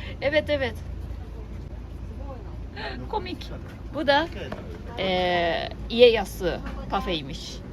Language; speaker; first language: Turkish; non-native, fluent; Japanese